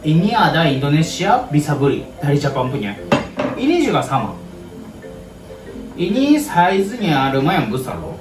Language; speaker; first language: Indonesian; non-native, learner; Japanese